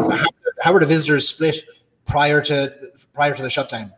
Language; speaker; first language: English; native; English